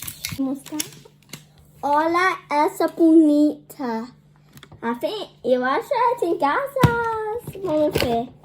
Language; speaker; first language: Portuguese; early bilingual, heritage; Portuguese